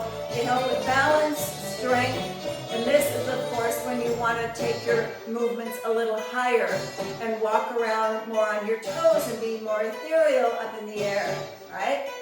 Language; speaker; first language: English; native; English